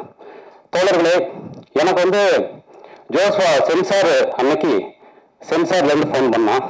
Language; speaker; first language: Tamil; native; Tamil